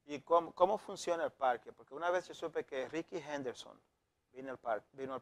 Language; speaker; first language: Spanish; native; Spanish